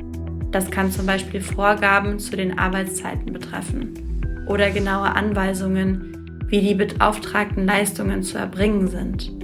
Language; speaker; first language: German; native; German